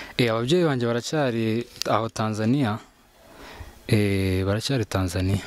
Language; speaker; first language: Kinyarwanda; early bilingual, heritage; Kinyarwanda